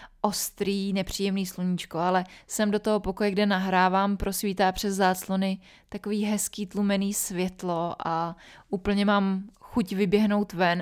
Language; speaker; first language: Czech; native; Czech